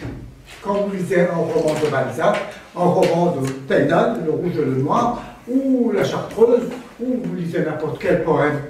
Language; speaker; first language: French; non-native, fluent; Armenian